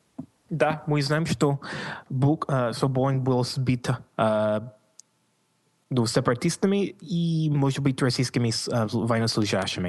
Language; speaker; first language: Russian; non-native, learner; English